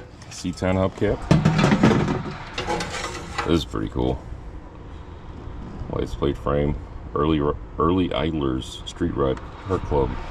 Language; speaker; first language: English; native; English